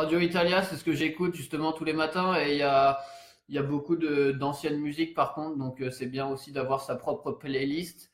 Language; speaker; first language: French; native; French